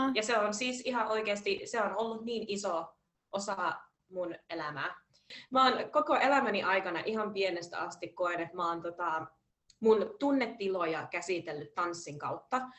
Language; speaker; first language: Finnish; early bilingual, heritage; Finnish